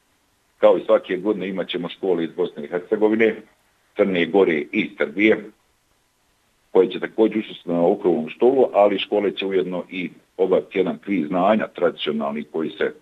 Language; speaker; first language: Bosnian; native; Bosnian